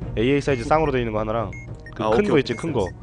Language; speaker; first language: Korean; native; Korean